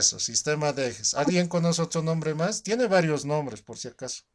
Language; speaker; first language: Spanish; native; Spanish